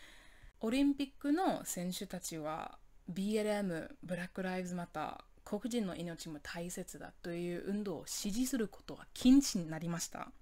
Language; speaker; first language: Japanese; non-native, fluent; English